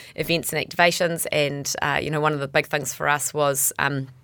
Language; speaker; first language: English; native; English